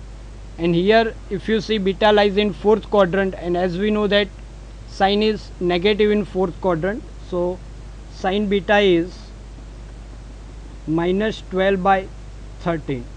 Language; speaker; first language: English; non-native, local second language; Gujarati